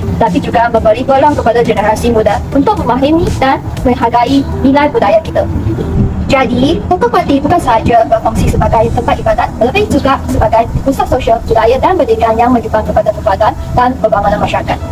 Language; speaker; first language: Malay; non-native, local second language; Chinese